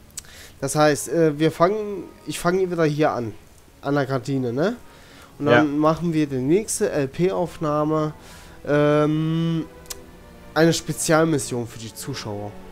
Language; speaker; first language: German; native; German